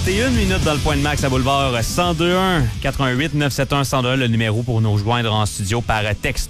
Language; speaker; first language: French; native; French